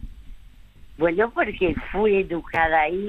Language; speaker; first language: Spanish; early bilingual, other home language; French